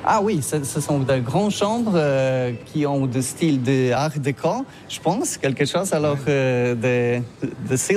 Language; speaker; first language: French; non-native, learner; Polish